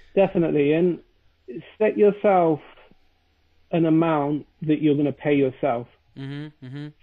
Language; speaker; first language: English; native; English